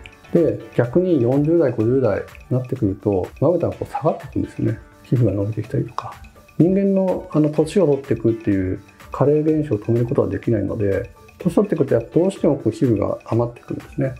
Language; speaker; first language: Japanese; native; Japanese